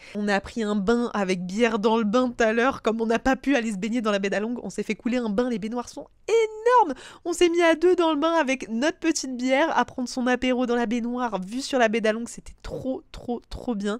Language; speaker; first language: French; native; French